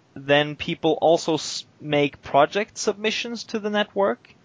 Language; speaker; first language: English; non-native, fluent; Norwegian